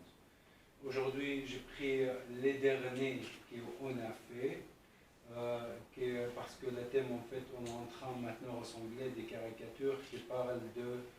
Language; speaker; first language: French; non-native, fluent; Arabic